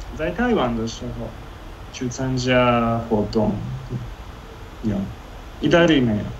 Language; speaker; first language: Chinese; non-native, learner; Italian